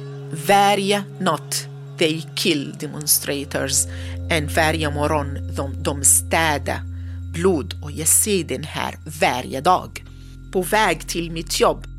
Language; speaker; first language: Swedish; non-native, learner; Arabic